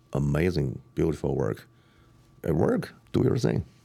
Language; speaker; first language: English; non-native, learner; Chinese